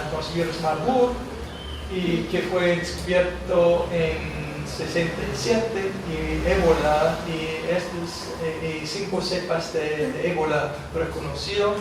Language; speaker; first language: Spanish; non-native, fluent; English